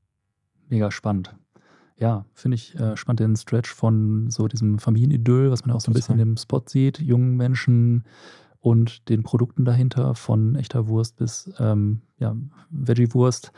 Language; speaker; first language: German; native; German